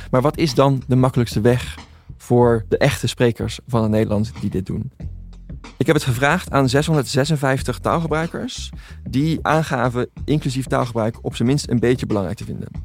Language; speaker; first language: Dutch; native; Dutch